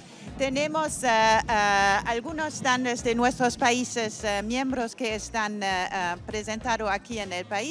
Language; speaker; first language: Spanish; non-native, fluent; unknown